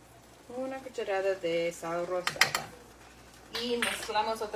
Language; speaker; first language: Spanish; non-native, learner; English